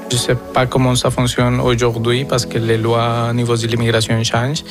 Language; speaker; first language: French; non-native, fluent; Spanish